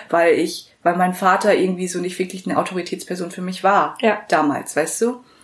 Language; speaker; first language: German; early bilingual, other home language; Vietnamese